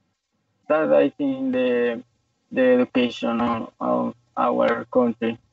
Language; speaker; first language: English; non-native, learner; Spanish